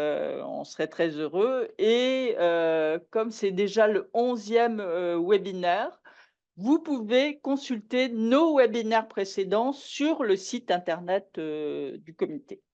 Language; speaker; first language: French; native; French